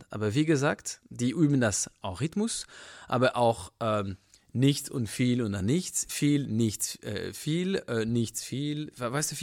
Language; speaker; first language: German; non-native, fluent; French